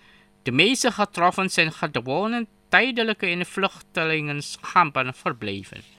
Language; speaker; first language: Dutch; non-native, fluent; Indonesian